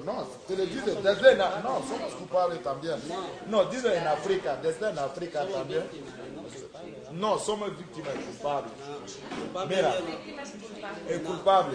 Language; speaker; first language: Spanish; non-native, learner; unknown